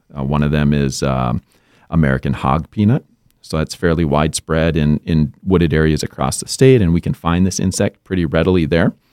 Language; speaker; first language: English; native; English